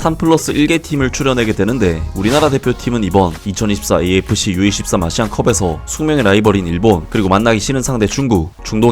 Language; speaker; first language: Korean; native; Korean